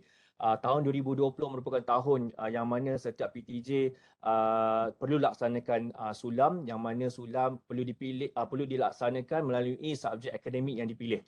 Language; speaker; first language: Malay; native; Malay